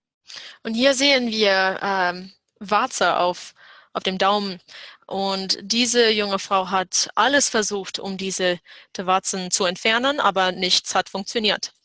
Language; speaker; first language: German; non-native, fluent; English